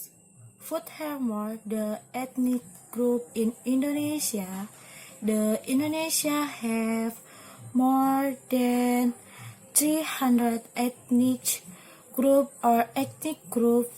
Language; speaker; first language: English; non-native, learner; Indonesian